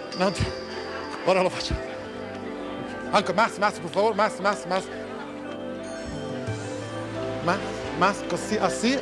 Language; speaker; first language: Spanish; non-native, learner; Italian